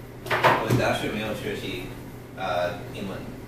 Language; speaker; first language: Chinese; non-native, learner; English